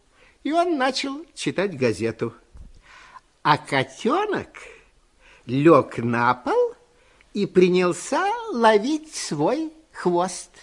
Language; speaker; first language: Russian; native; Russian